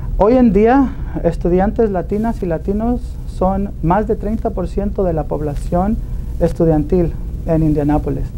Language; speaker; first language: Spanish; early bilingual, heritage; Spanish